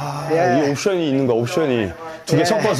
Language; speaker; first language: Korean; native; Korean